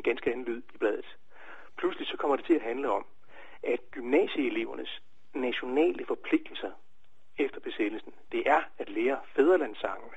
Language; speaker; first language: Danish; native; Danish